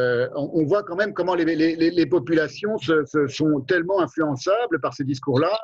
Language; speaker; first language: French; native; French